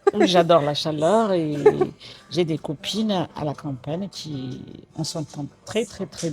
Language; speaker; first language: French; non-native, local second language; Malagasy